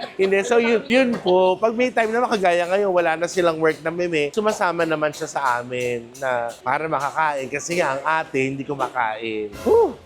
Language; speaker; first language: Filipino; native; Filipino